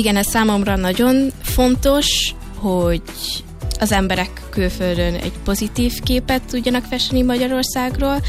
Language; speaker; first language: Hungarian; early bilingual, heritage; Hungarian